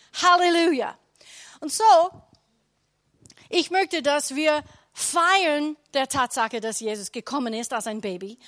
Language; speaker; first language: German; non-native, learner; English